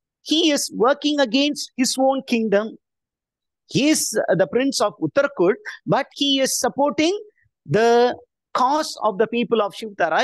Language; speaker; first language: English; non-native, local second language; Tamil